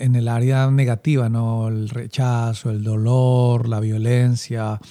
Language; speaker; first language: Spanish; native; Spanish